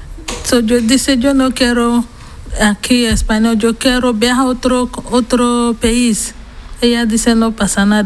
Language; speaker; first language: Spanish; non-native, learner; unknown